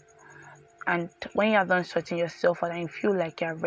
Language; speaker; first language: English; non-native, local second language; Yoruba